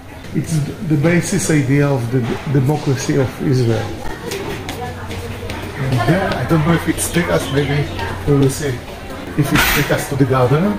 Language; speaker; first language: English; non-native, learner; Hebrew